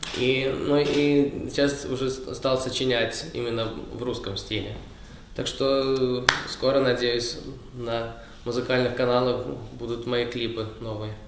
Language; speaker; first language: Russian; early bilingual, heritage; Russian